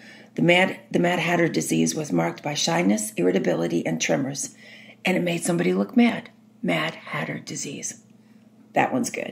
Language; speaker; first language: English; native; English